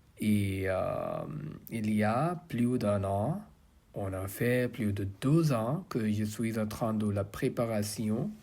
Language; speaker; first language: French; non-native, learner; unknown